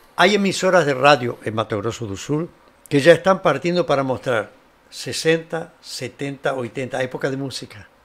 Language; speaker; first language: Portuguese; non-native, fluent; Spanish